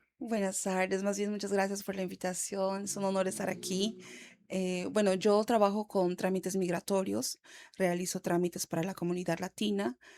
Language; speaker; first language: Spanish; early bilingual, heritage; Spanish